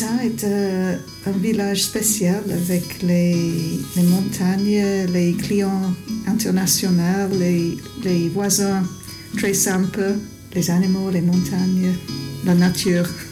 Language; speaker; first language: French; non-native, learner; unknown